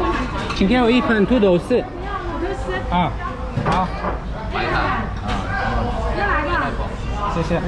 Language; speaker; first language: Chinese; non-native, learner; Romanian